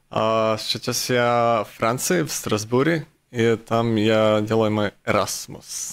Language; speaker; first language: Russian; non-native, local second language; Latvian